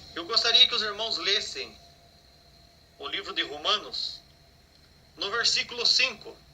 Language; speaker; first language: Portuguese; native; Portuguese